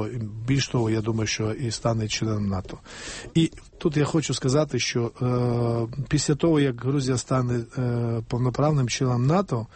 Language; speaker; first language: Ukrainian; non-native, fluent; Georgian